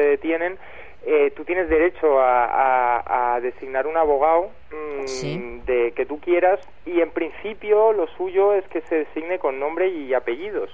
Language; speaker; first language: Spanish; native; Spanish